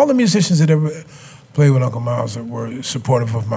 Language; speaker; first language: English; native; English